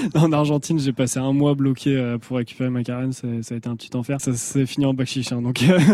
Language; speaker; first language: French; native; French